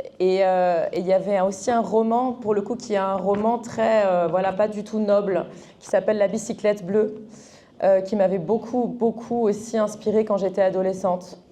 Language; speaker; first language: French; early bilingual, other home language; Arabic